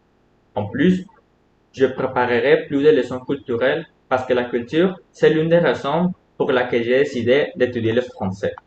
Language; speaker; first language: French; non-native, fluent; Spanish